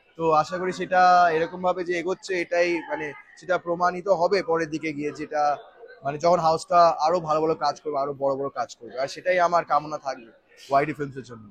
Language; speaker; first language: Bangla; native; Bangla